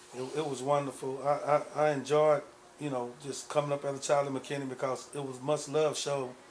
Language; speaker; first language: English; native; English